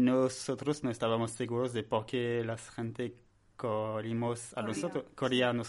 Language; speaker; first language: Spanish; non-native, learner; French